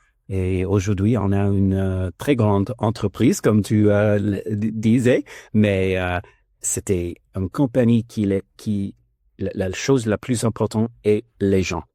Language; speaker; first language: French; non-native, learner; English